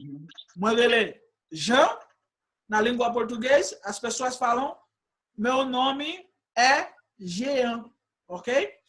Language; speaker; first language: Portuguese; non-native, fluent; Haitian Creole